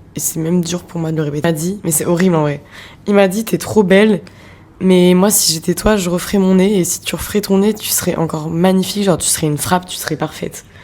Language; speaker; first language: French; native; French